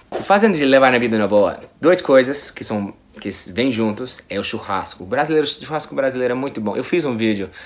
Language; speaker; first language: Portuguese; non-native, fluent; English